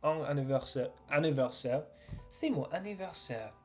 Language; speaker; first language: French; non-native, learner; English